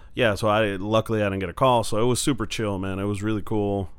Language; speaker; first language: English; non-native, fluent; Spanish